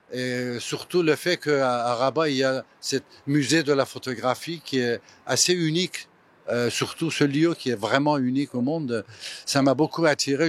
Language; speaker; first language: French; non-native, fluent; Persian